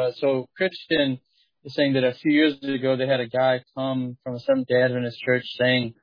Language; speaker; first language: English; native; English